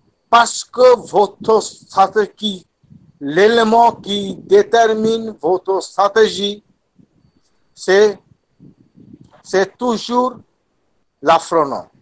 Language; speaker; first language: French; non-native, fluent; Bangla